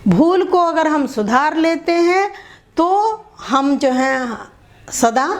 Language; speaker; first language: Hindi; non-native, local second language; Telugu